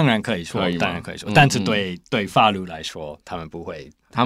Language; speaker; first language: Chinese; non-native, learner; English